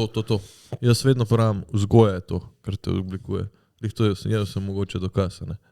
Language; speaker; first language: Slovenian; early bilingual, other home language; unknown